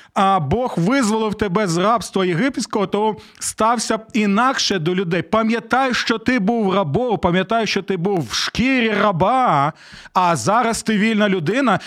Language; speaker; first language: Ukrainian; native; Ukrainian